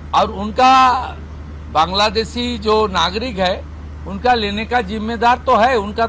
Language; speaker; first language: Hindi; non-native, local second language; Bangla